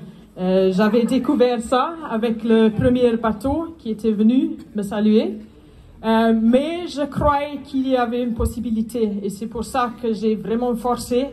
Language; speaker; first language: French; non-native, fluent; Afrikaans